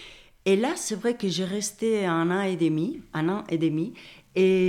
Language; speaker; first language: French; non-native, fluent; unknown